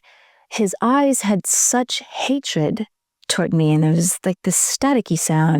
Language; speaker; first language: English; native; English